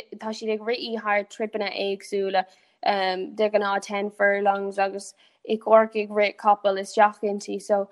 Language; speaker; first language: Irish; non-native, local second language; English